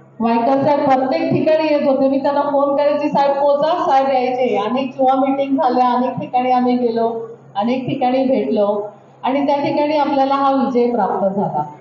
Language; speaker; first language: Marathi; native; Marathi